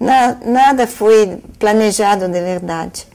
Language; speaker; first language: Portuguese; non-native, fluent; German